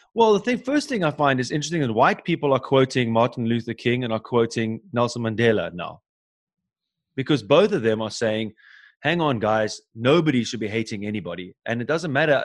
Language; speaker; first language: English; native; English